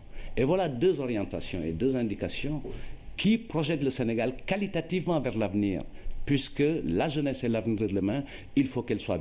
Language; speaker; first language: French; non-native, local second language; Wolof